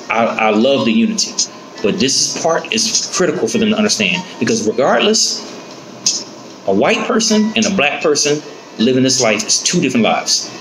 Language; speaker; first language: English; native; English